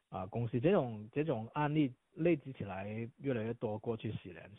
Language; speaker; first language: Chinese; non-native, fluent; Cantonese